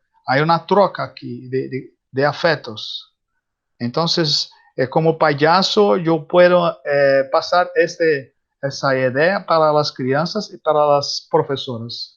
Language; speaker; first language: Spanish; non-native, learner; Portuguese